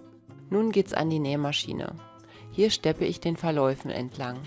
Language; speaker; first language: German; native; German